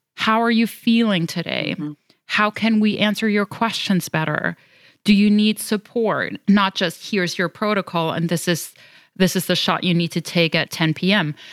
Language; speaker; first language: English; non-native, fluent; German